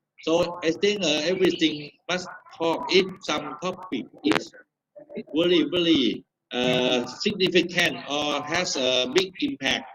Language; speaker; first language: English; non-native, fluent; Thai